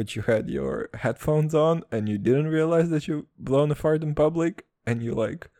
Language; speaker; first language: English; non-native, fluent; Serbian